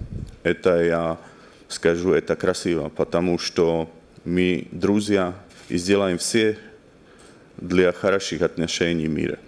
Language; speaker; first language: Russian; non-native, learner; Slovak